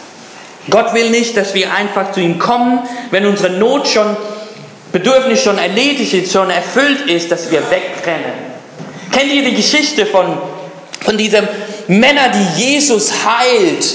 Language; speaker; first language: German; non-native, fluent; English